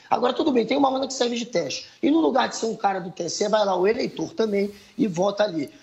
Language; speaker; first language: Portuguese; native; Portuguese